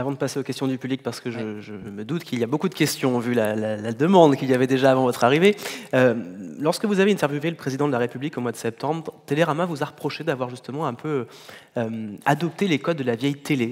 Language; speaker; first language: French; native; French